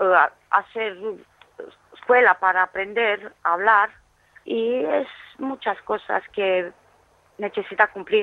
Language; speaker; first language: Spanish; non-native, learner; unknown